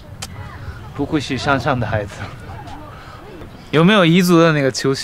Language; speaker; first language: Chinese; non-native, fluent; Japanese